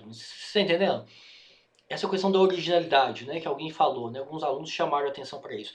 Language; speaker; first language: Portuguese; native; Portuguese